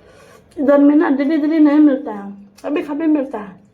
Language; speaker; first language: Hindi; non-native, local second language; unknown